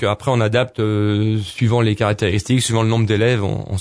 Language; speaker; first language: French; native; French